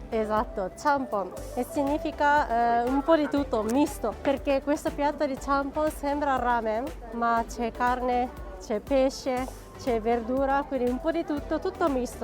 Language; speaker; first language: Italian; non-native, fluent; Japanese